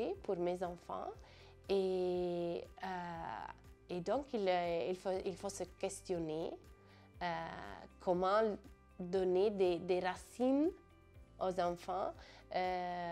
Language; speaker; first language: French; non-native, fluent; Italian